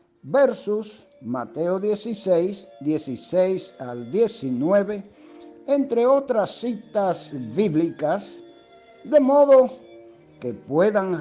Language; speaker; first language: Spanish; native; Spanish